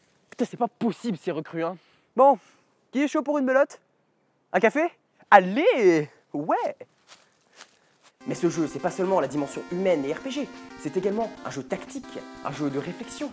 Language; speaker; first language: French; native; French